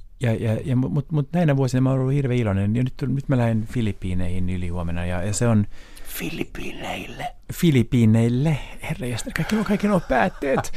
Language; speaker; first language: Finnish; non-native, local second language; Swedish